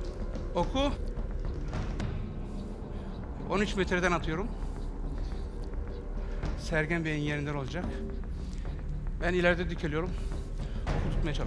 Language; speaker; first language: Turkish; native; Turkish